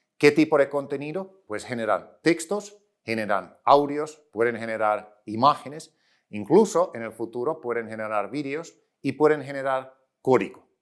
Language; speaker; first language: Spanish; non-native, fluent; Finnish